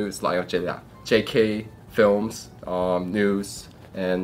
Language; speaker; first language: English; early bilingual, other home language; Korean